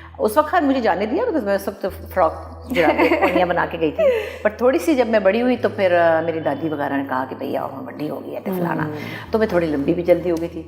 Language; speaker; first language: Urdu; native; Urdu